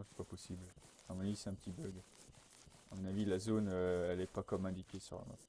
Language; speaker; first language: French; native; French